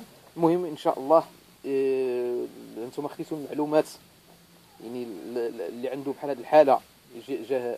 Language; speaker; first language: Arabic; native; Arabic